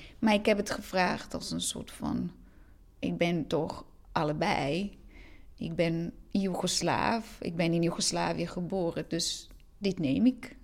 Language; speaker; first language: Dutch; non-native, fluent; Croatian